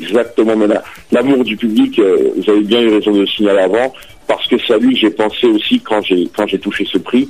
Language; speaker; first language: French; early bilingual, other home language; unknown